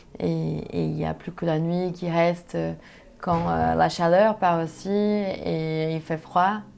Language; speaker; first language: French; non-native, fluent; Portuguese